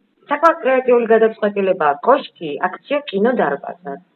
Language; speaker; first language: Georgian; native; Georgian